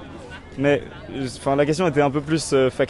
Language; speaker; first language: French; native; French